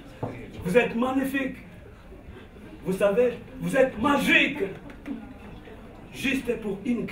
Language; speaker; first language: French; non-native, learner; Spanish